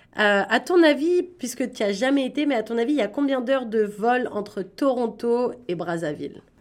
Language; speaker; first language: French; native; French